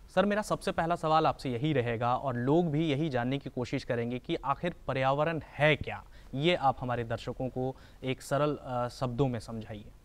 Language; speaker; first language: Hindi; native; Hindi